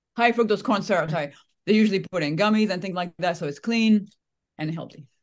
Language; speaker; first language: English; non-native, fluent; French